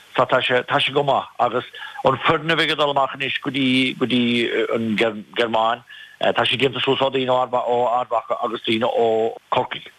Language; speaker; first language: Irish; native; Irish